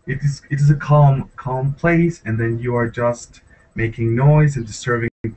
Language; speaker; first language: English; non-native, learner; Spanish